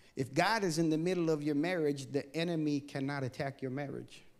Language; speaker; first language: English; native; English